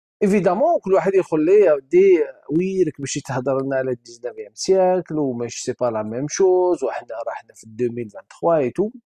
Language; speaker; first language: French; non-native, local second language; Arabic